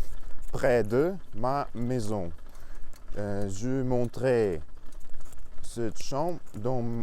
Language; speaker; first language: French; non-native, learner; Russian